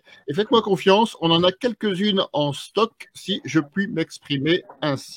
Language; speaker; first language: French; native; French